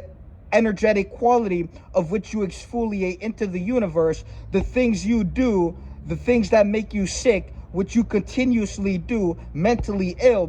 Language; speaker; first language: English; native; English